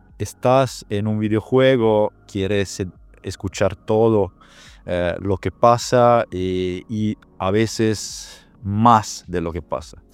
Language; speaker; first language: Spanish; non-native, fluent; Italian